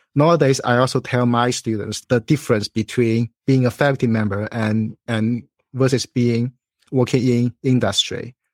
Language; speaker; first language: English; non-native, fluent; Chinese